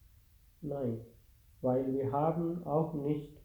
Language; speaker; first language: German; non-native, fluent; Sinhala